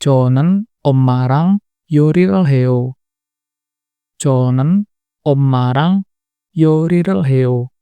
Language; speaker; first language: Korean; non-native, fluent; Indonesian